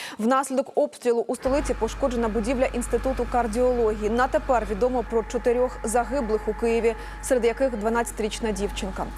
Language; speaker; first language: Ukrainian; native; Ukrainian